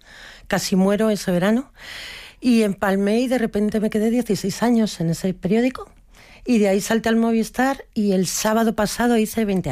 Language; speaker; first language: Spanish; native; Spanish